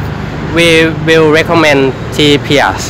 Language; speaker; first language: English; non-native, learner; Thai